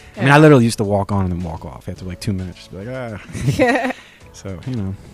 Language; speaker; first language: English; native; English